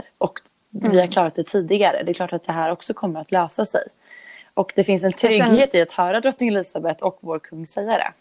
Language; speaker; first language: Swedish; native; Swedish